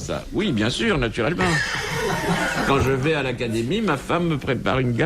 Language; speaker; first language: French; native; French